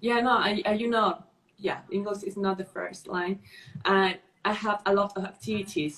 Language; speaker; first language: English; non-native, learner; Spanish